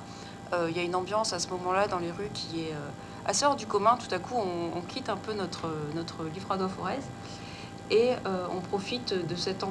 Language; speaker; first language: French; native; French